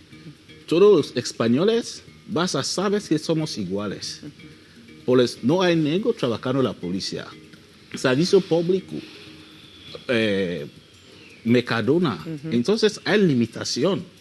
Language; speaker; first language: Spanish; non-native, learner; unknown